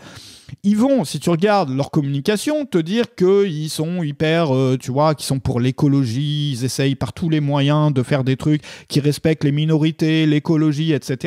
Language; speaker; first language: French; native; French